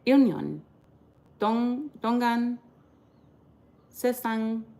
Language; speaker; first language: Korean; non-native, learner; English